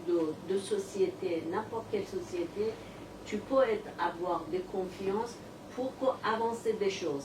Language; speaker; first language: French; non-native, learner; Persian